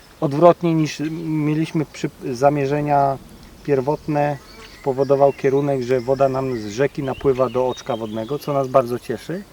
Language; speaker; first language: Polish; native; Polish